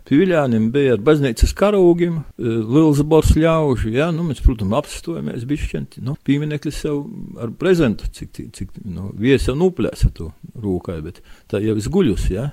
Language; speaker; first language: Latvian; native; Latvian